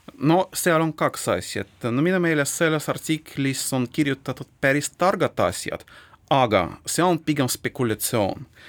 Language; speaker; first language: Estonian; non-native, local second language; Russian